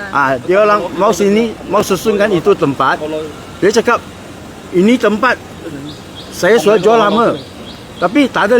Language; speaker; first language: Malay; non-native, local second language; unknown